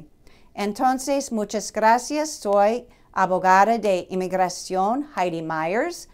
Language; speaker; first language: Spanish; non-native, fluent; English